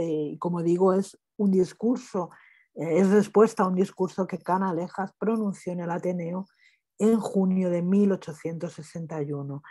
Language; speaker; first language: Spanish; native; Spanish